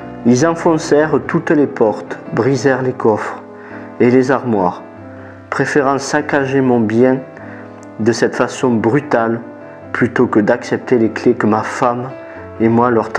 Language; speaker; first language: French; native; French